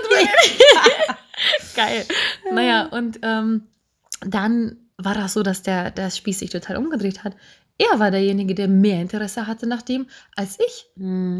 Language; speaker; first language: German; native; German